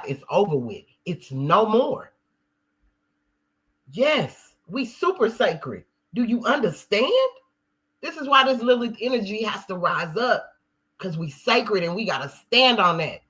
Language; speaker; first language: English; native; English